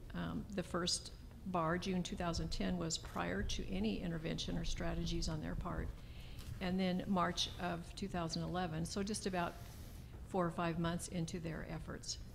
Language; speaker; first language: English; native; English